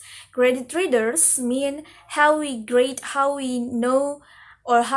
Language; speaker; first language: English; non-native, learner; Indonesian